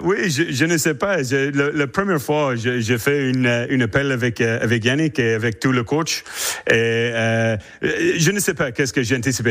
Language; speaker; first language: French; non-native, learner; English